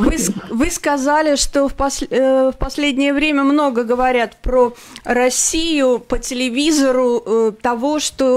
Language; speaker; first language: Russian; native; Russian